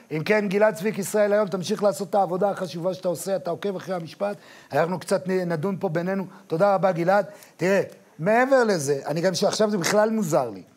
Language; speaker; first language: Hebrew; native; Hebrew